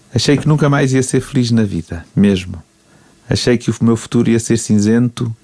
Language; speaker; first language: Portuguese; native; Portuguese